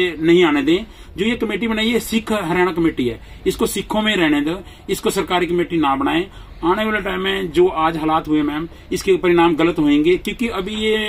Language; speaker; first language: Hindi; non-native, local second language; Punjabi